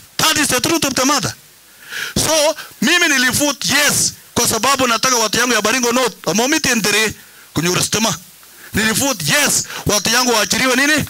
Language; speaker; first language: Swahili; non-native, local second language; Kalenjin